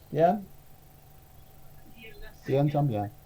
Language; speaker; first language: Spanish; non-native, learner; English